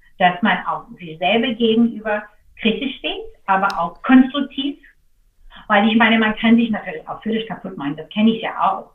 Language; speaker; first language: German; non-native, fluent; English